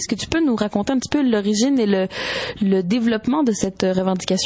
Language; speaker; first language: French; native; French